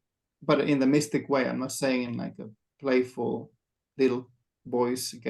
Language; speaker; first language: English; non-native, fluent; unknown